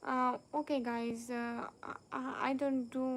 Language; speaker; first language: English; non-native, learner; Urdu